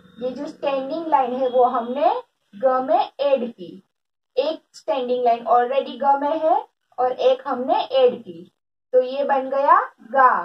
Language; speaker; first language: Hindi; non-native, local second language; Gujarati